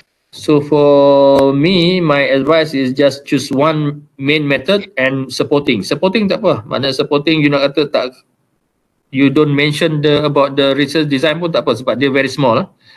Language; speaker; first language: English; non-native, local second language; Malay